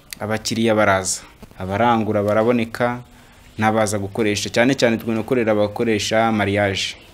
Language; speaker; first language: Kinyarwanda; native; Kinyarwanda